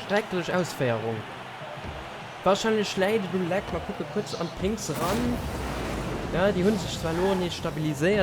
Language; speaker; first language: German; non-native, local second language; Luxembourgish